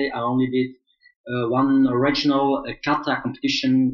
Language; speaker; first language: English; non-native, fluent; Dutch